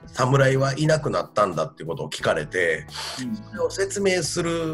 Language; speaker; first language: Japanese; native; Japanese